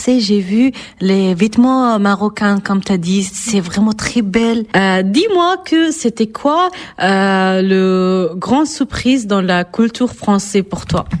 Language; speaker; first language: French; non-native, fluent; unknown